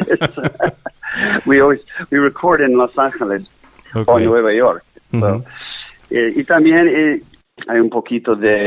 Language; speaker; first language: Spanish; non-native, learner; English